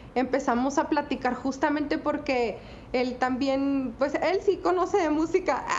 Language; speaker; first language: Spanish; native; Spanish